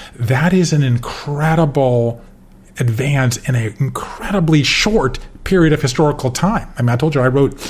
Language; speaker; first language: English; native; English